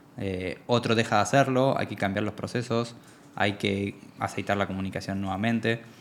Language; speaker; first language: Spanish; native; Spanish